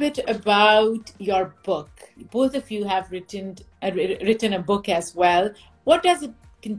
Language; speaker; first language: English; non-native, local second language; Urdu